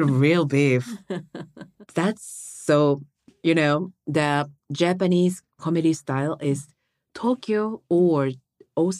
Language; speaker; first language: English; non-native, learner; Japanese